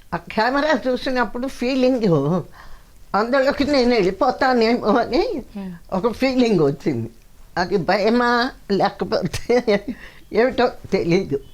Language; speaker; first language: Telugu; non-native, local second language; Kannada